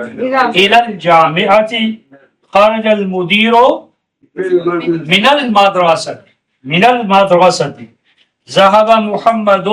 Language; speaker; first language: Arabic; non-native, fluent; Urdu